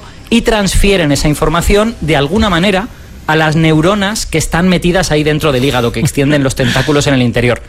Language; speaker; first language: Spanish; native; Spanish